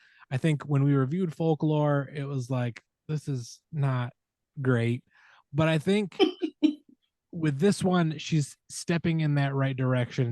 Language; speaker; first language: English; native; English